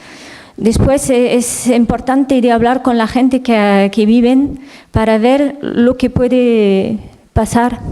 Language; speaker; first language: Spanish; non-native, learner; French